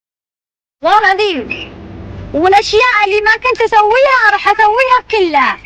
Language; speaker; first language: Arabic; native; Arabic